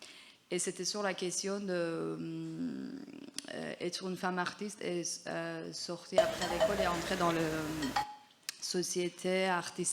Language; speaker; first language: French; non-native, fluent; Persian